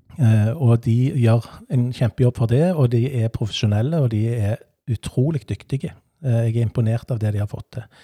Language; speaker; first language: Norwegian; native; Norwegian